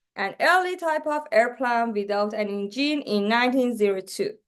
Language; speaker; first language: English; non-native, learner; Persian